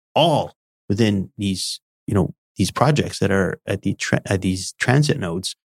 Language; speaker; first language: English; early bilingual, other home language; Arabic